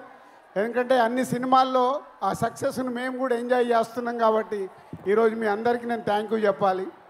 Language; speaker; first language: Telugu; native; Telugu